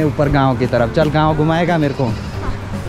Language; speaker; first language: Hindi; non-native, local second language; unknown